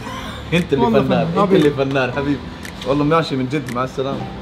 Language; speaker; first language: Arabic; native; Arabic